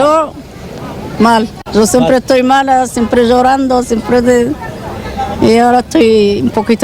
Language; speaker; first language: Spanish; non-native, learner; Arabic